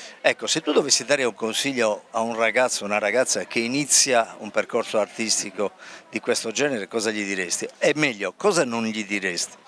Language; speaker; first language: Italian; native; Italian